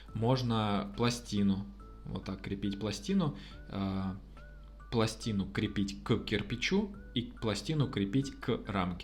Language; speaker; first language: Russian; native; Russian